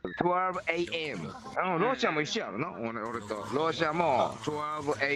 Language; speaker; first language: Japanese; native; Japanese